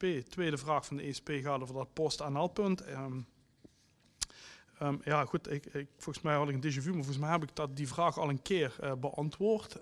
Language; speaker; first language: Dutch; native; Dutch